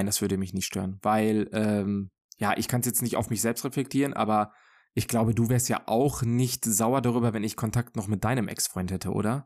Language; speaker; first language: German; native; German